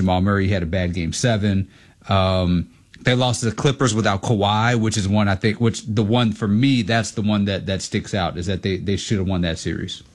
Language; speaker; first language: English; native; English